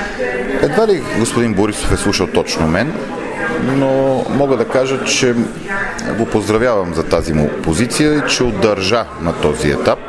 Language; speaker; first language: Bulgarian; native; Bulgarian